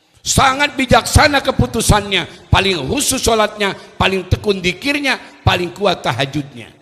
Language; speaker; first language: Indonesian; native; Indonesian